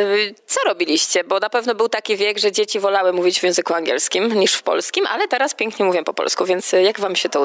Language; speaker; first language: Polish; native; Polish